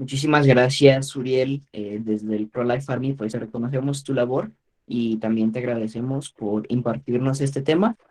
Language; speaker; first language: Spanish; native; Spanish